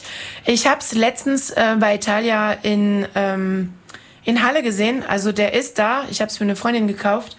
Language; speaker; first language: German; non-native, fluent; French